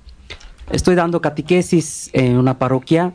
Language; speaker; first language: Spanish; non-native, learner; Bangla